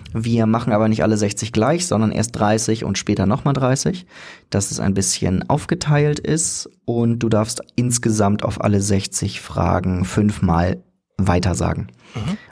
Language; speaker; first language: German; native; German